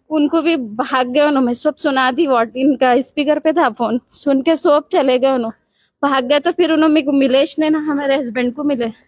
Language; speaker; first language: Hindi; non-native, local second language; Urdu